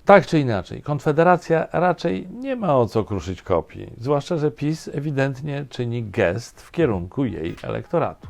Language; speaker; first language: Polish; native; Polish